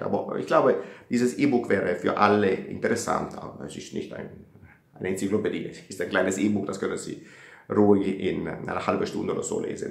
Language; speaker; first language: German; non-native, fluent; Italian